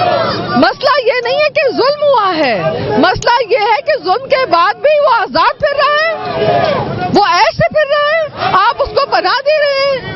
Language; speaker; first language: Urdu; native; Urdu